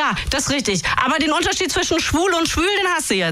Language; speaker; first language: German; native; German